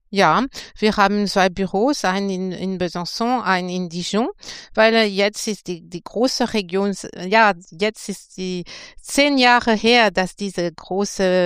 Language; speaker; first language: German; non-native, fluent; French